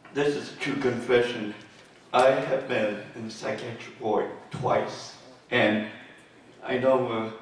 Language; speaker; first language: English; native; English